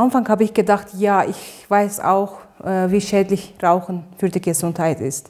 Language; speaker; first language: German; non-native, fluent; Turkish